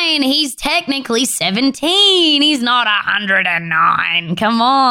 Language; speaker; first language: English; native; English